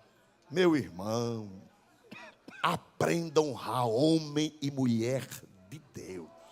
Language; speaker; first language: Portuguese; native; Portuguese